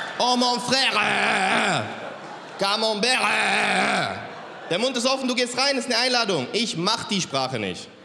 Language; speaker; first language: German; native; German